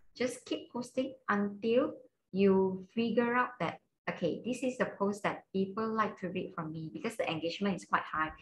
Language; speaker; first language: English; non-native, local second language; Cantonese